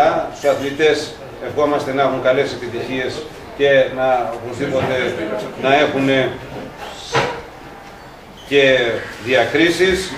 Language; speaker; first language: Greek; native; Greek